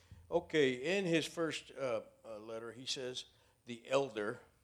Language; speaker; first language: English; native; English